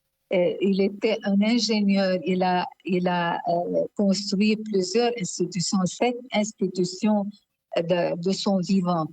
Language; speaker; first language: French; non-native, local second language; Arabic